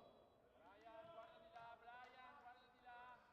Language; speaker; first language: Italian; native; Italian